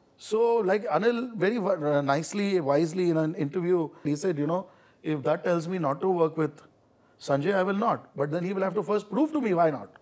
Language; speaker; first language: English; non-native, local second language; Hindi